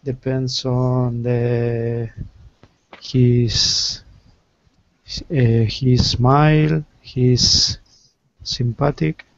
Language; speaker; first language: English; non-native, learner; Spanish